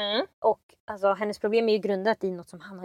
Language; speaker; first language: Swedish; native; Swedish